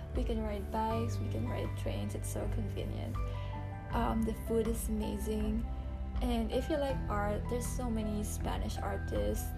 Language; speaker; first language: English; non-native, local second language; Bikol